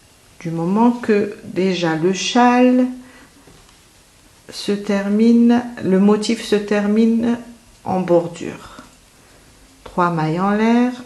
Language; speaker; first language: French; native; French